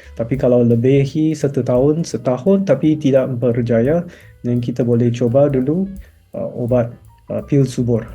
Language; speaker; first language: Malay; non-native, local second language; Chinese